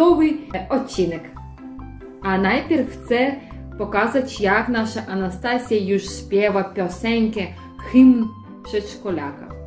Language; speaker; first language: Polish; non-native, learner; Russian